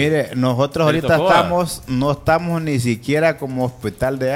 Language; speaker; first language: Spanish; native; Spanish